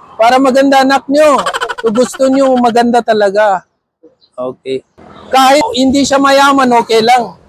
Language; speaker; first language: Filipino; non-native, learner; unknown